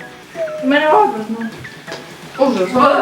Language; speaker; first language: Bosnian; early bilingual, heritage; Serbian